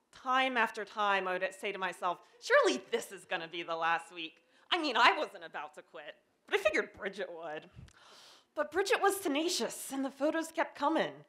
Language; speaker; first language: English; native; English